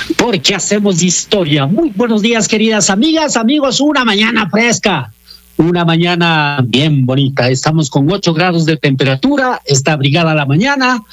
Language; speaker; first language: Spanish; non-native, local second language; Quechua